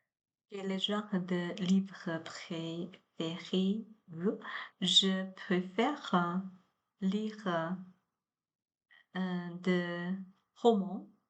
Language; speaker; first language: French; non-native, learner; Chinese